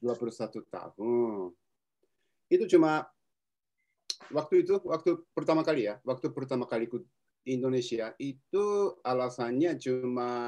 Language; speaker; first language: Indonesian; non-native, fluent; Japanese